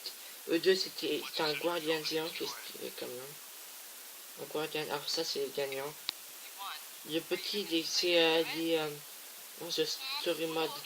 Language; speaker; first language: French; native; French